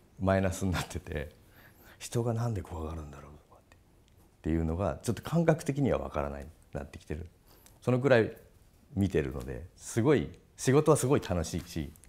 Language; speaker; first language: Japanese; native; Japanese